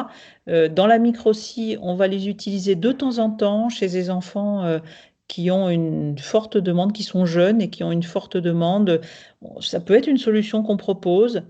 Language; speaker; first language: French; native; French